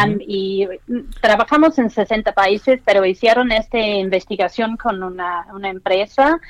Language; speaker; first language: Spanish; non-native, fluent; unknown